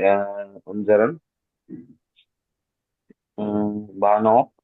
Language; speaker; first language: German; non-native, learner; Hindi